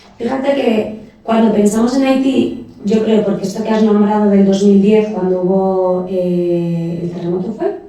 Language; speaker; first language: Spanish; native; Spanish